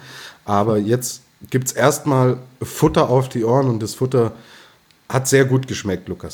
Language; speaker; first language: German; native; German